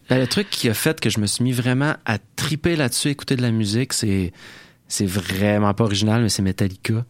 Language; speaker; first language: French; native; French